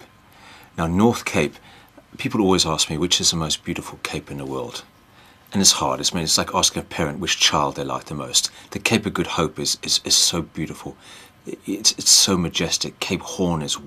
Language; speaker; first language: English; native; English